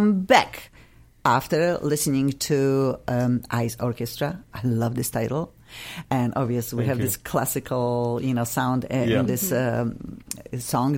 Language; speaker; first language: English; non-native, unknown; Russian